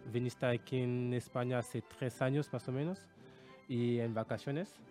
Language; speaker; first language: Spanish; non-native, learner; French